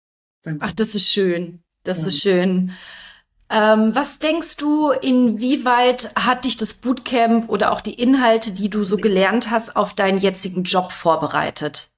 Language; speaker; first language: German; native; German